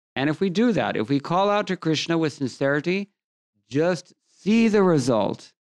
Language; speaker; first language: English; native; English